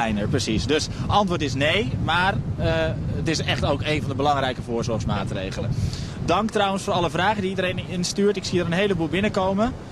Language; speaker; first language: Dutch; native; Dutch